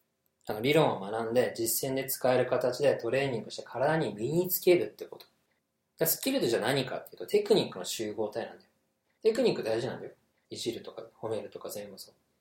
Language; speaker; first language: Japanese; native; Japanese